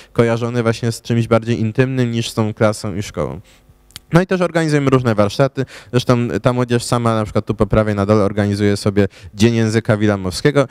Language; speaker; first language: Polish; native; Polish